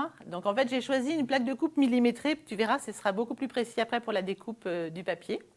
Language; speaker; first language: French; native; French